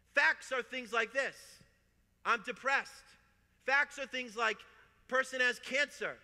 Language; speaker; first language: English; native; English